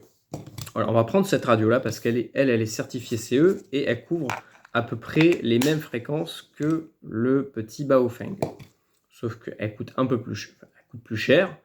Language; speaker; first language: French; native; French